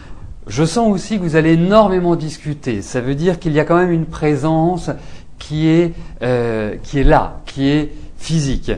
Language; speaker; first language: French; native; French